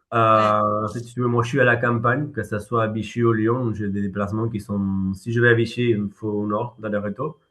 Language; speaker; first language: French; non-native, fluent; Spanish